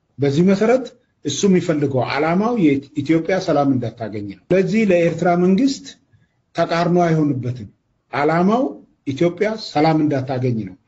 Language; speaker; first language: Amharic; non-native, local second language; Oromo